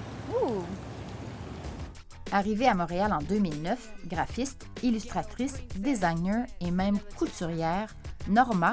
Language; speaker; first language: French; native; French